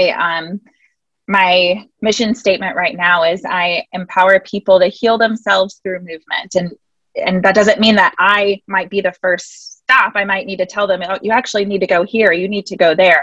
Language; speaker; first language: English; native; English